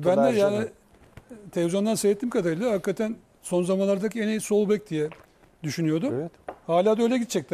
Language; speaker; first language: Turkish; native; Turkish